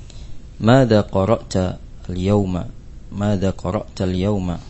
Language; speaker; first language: Arabic; non-native, fluent; Indonesian